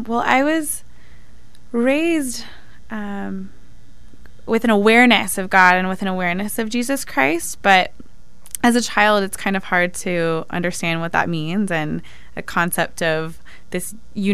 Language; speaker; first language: English; native; English